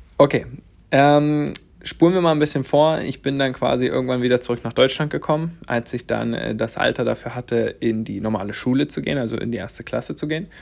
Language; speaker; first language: German; native; German